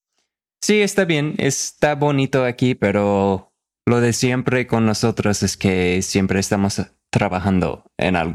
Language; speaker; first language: Spanish; non-native, fluent; English